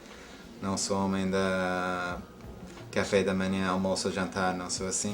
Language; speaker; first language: Portuguese; non-native, fluent; English